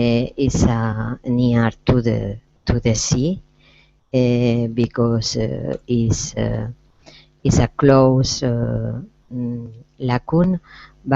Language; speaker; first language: English; non-native, learner; Spanish